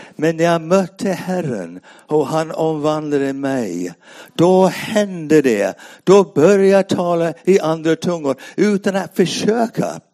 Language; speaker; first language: Swedish; non-native, fluent; English